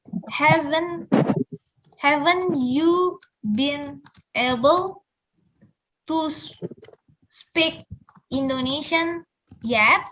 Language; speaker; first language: English; non-native, fluent; Indonesian